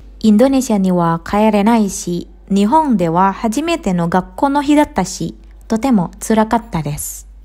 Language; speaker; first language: Japanese; non-native, fluent; Indonesian